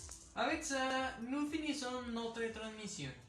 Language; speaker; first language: French; non-native, learner; Spanish